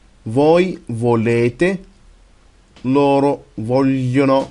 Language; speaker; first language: Italian; non-native, fluent; Arabic